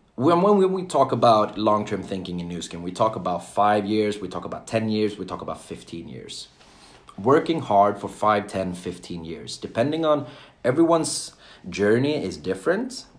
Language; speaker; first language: English; non-native, fluent; Swedish